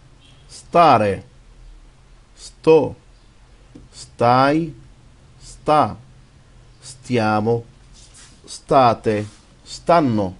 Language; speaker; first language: Italian; non-native, fluent; Arabic